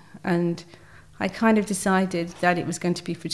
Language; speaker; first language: English; native; English